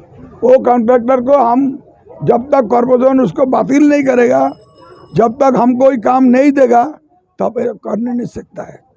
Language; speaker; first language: Hindi; non-native, local second language; Bangla